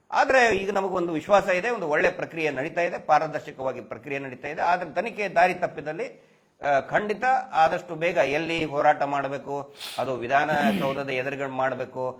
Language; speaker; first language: Kannada; native; Kannada